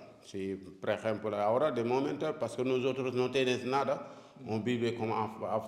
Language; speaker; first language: Spanish; non-native, learner; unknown